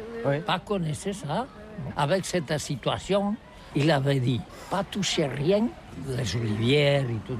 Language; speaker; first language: French; non-native, learner; Catalan